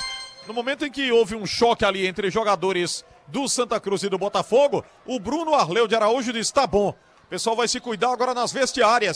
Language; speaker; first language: Portuguese; native; Portuguese